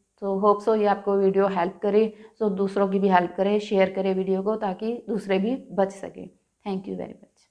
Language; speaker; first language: Hindi; non-native, local second language; Punjabi